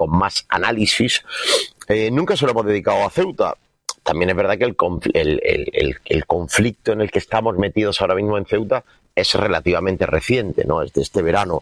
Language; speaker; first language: Spanish; native; Spanish